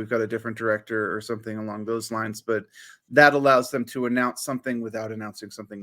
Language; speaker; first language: English; native; English